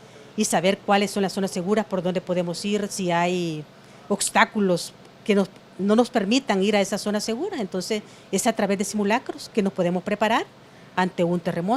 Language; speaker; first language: Spanish; native; Spanish